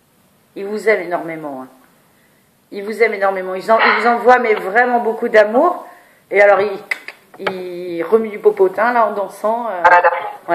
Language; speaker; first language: French; native; French